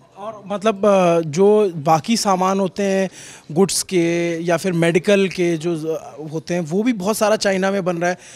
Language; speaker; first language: Hindi; native; Hindi